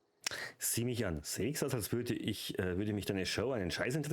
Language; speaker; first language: German; native; German